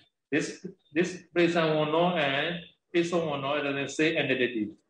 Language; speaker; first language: English; non-native, learner; Burmese